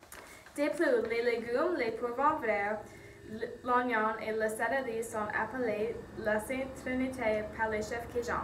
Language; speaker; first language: French; non-native, learner; English